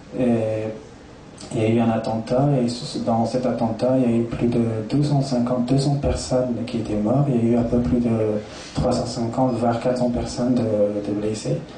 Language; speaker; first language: French; non-native, fluent; Persian